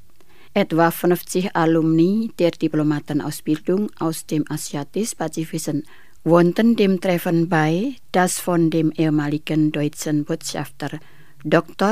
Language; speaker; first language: German; non-native, fluent; Indonesian